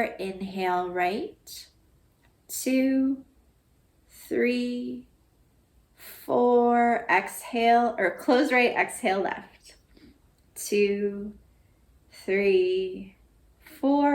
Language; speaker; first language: English; native; English